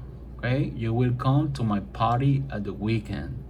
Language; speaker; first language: English; non-native, fluent; Spanish